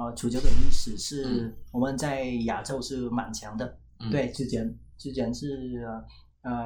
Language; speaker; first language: Chinese; non-native, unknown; Vietnamese